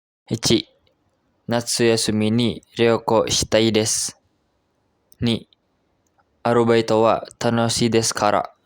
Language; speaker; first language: Japanese; non-native, learner; Indonesian